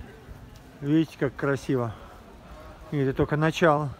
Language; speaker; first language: Russian; native; Russian